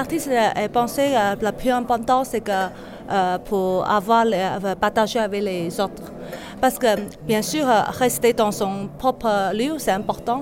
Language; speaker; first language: French; non-native, fluent; Chinese